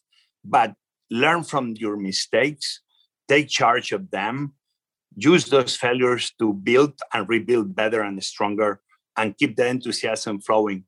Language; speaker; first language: English; non-native, fluent; Spanish